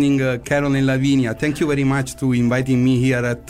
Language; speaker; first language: English; non-native, fluent; Italian